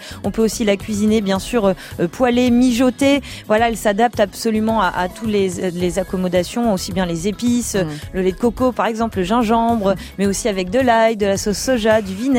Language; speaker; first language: French; native; French